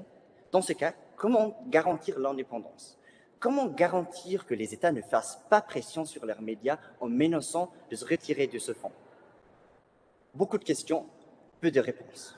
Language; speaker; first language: French; native; French